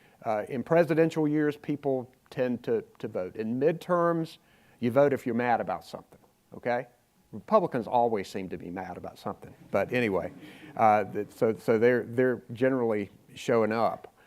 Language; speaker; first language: English; native; English